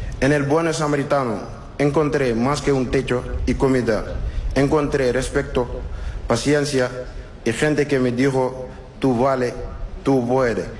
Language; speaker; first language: Spanish; non-native, learner; Wolof